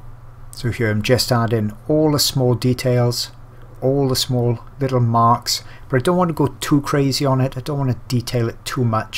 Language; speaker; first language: English; native; English